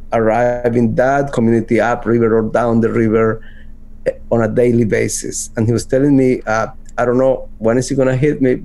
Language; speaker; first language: English; non-native, fluent; Spanish